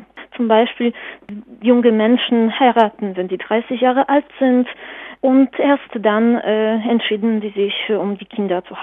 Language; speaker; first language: German; non-native, fluent; Polish